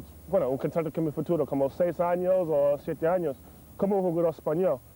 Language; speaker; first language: Spanish; non-native, fluent; English